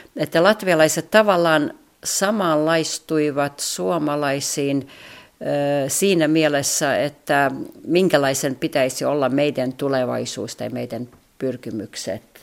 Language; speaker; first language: Finnish; non-native, fluent; Latvian